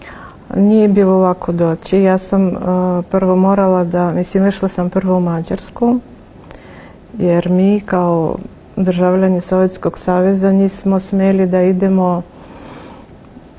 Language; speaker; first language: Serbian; non-native, fluent; Russian